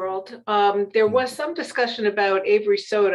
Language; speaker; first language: English; native; English